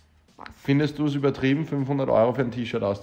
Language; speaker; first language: German; native; German